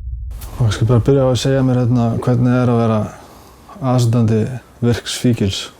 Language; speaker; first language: Icelandic; native; Icelandic